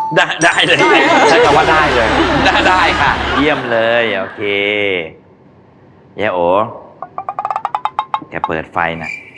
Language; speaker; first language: Thai; native; Thai